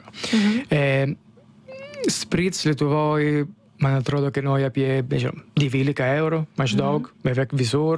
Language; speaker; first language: Lithuanian; non-native, fluent; Italian